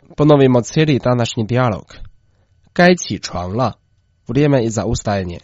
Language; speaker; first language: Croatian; non-native, fluent; Chinese